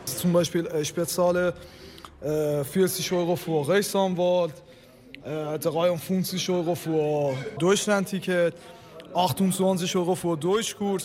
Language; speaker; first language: German; non-native, learner; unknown